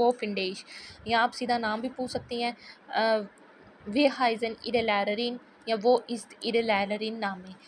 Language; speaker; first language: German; non-native, learner; Urdu